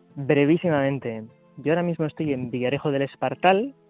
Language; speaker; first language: Spanish; native; Spanish